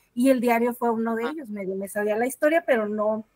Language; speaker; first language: Spanish; native; Spanish